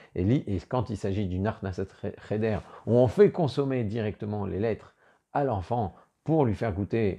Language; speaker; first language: French; native; French